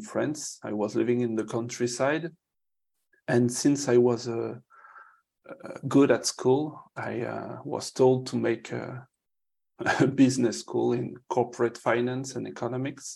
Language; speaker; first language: English; non-native, fluent; French